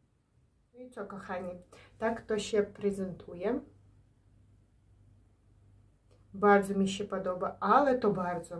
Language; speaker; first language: Polish; non-native, learner; Ukrainian